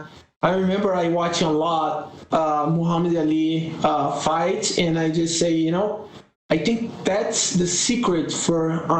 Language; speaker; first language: English; non-native, learner; Portuguese